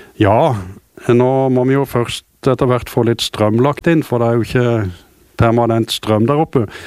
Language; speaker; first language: Norwegian; native; Norwegian